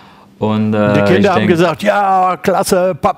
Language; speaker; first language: German; native; German